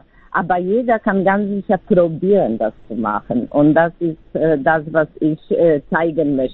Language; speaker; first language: German; non-native, fluent; Polish